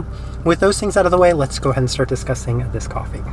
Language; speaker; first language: English; native; English